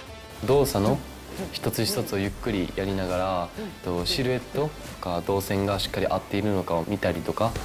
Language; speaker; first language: Japanese; native; Japanese